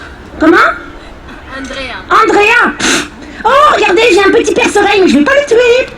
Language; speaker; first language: French; native; French